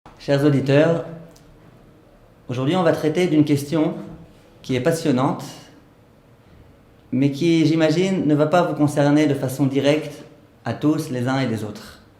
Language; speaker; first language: French; native; French